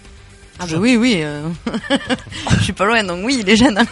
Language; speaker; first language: French; native; French